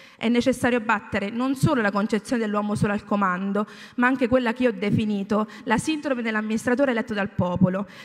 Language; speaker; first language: Italian; native; Italian